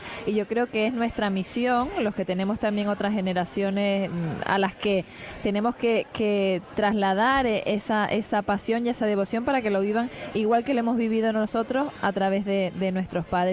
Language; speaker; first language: Spanish; native; Spanish